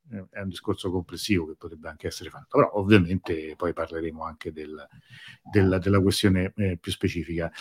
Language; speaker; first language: Italian; native; Italian